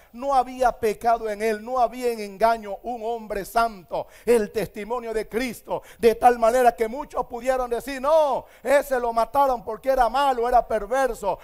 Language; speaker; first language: Spanish; native; Spanish